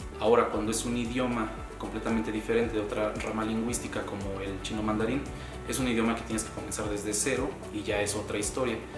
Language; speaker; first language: Spanish; native; Spanish